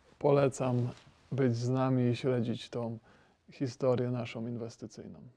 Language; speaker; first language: Polish; native; Polish